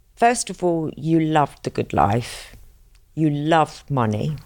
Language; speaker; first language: English; native; English